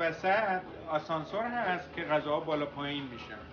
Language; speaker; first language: Persian; native; Persian